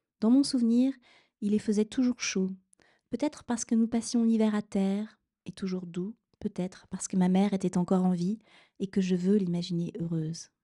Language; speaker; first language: French; native; French